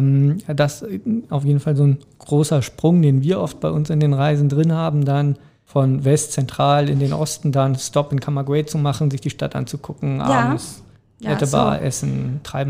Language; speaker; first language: German; native; German